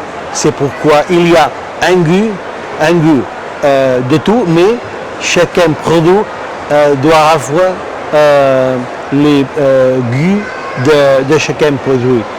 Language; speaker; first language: French; non-native, learner; Catalan